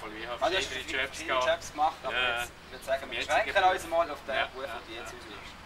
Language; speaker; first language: German; native; German